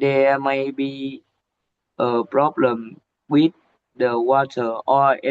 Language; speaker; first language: English; non-native, learner; Vietnamese